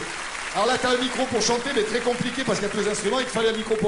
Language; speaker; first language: French; native; French